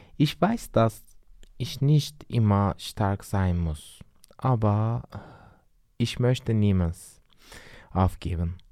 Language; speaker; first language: German; non-native, learner; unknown